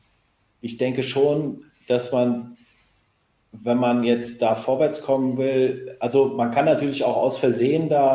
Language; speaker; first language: German; native; German